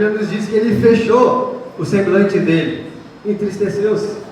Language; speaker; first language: Portuguese; native; Portuguese